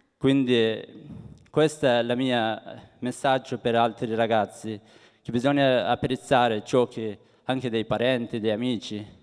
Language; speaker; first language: Italian; non-native, fluent; Persian